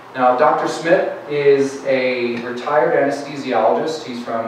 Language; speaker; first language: English; native; English